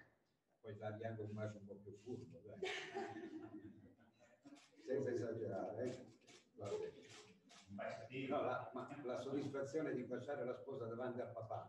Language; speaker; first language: Italian; native; Italian